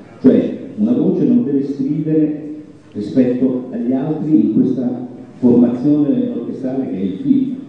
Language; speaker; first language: Italian; native; Italian